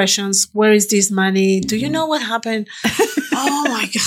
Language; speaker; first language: English; non-native, fluent; Spanish